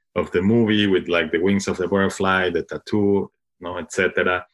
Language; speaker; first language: English; non-native, fluent; Spanish